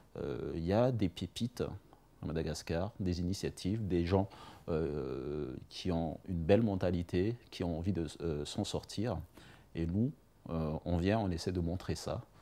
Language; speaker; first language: French; non-native, local second language; Malagasy